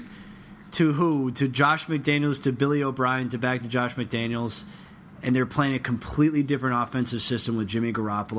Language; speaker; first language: English; native; English